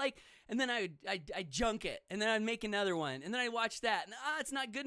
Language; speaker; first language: English; native; English